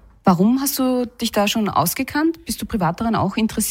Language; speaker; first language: German; native; German